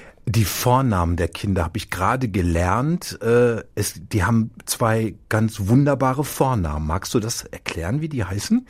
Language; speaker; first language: German; native; German